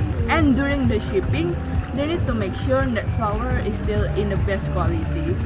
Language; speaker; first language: English; non-native, learner; Indonesian